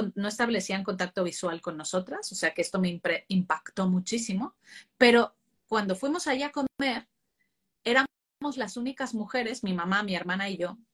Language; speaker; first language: Spanish; native; Spanish